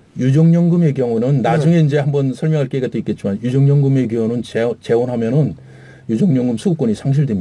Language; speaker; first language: Korean; native; Korean